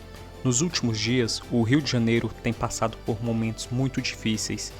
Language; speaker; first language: Portuguese; native; Portuguese